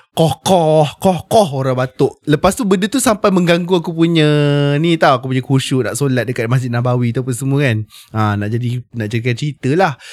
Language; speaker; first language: Malay; native; Malay